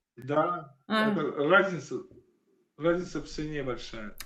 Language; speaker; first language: Russian; native; Russian